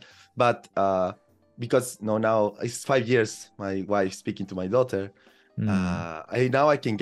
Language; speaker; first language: English; non-native, fluent; Spanish